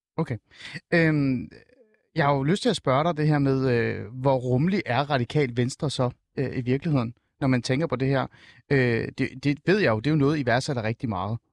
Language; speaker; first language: Danish; early bilingual, other home language; Persian